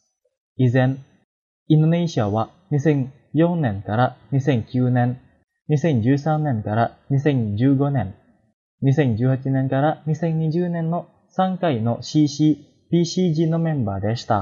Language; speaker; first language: Japanese; non-native, fluent; Indonesian